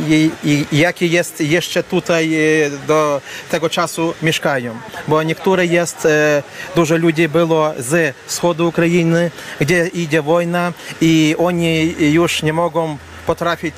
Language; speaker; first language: Polish; non-native, learner; Ukrainian